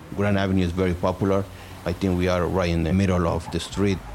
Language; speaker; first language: English; non-native, learner; Spanish